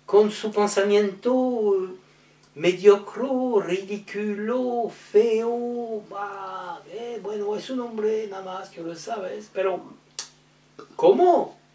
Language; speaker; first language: Spanish; non-native, learner; French